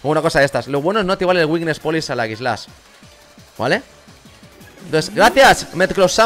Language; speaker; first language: Spanish; native; Spanish